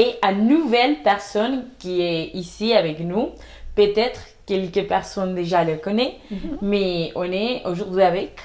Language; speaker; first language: French; non-native, fluent; Spanish